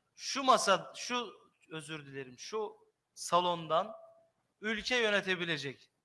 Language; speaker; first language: Turkish; native; Turkish